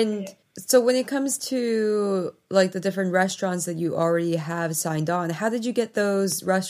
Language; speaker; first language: English; native; English